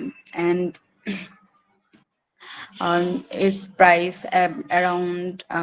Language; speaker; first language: English; non-native, learner; Bangla